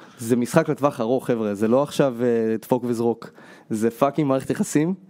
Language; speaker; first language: Hebrew; early bilingual, other home language; Russian